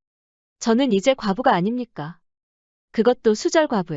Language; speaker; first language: Korean; native; Korean